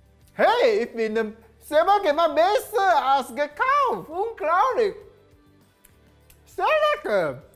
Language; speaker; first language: German; non-native, learner; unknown